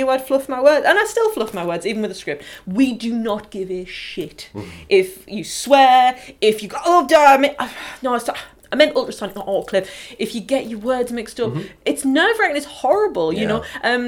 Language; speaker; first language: English; native; English